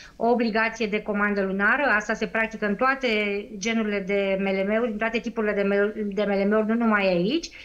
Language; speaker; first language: Romanian; native; Romanian